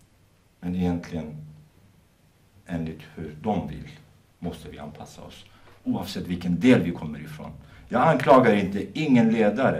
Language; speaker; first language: Swedish; non-native, fluent; Kurdish